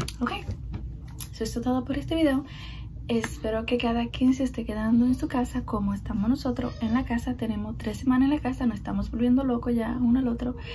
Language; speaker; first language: Spanish; early bilingual, heritage; Spanish